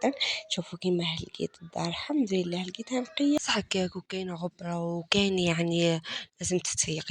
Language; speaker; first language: Arabic; native; Arabic